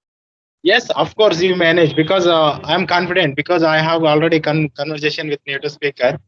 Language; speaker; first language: English; non-native, learner; Telugu